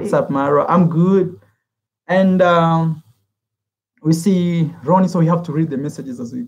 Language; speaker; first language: English; non-native, fluent; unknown